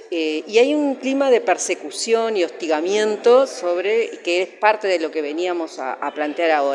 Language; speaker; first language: Spanish; native; Spanish